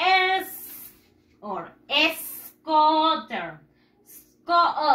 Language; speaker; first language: English; non-native, fluent; Spanish